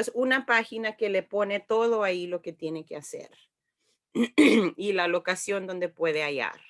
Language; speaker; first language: Spanish; early bilingual, heritage; Spanish